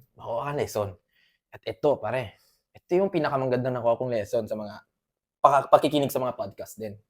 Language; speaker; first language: Filipino; non-native, local second language; Cebuano